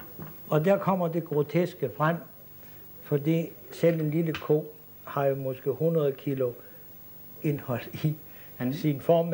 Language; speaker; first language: Danish; native; Danish